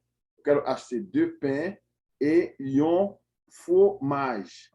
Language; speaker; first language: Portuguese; non-native, fluent; Haitian Creole